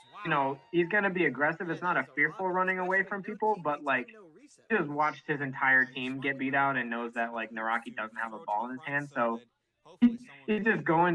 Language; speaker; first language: English; native; English